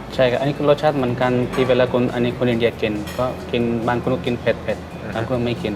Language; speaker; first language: Thai; non-native, learner; Hindi